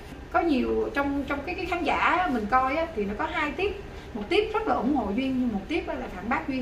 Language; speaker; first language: Vietnamese; native; Vietnamese